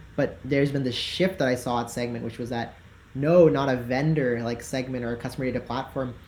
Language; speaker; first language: English; native; English